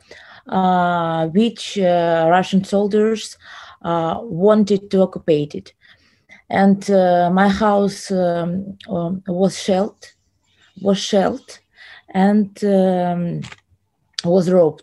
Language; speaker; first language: English; non-native, learner; Ukrainian